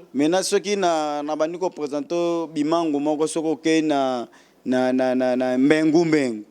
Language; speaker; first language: Lingala; non-native, local second language; Kongo